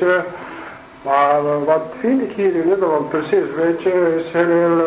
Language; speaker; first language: Dutch; non-native, learner; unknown